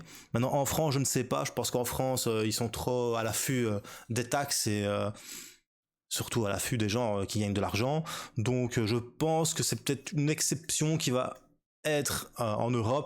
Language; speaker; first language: French; native; French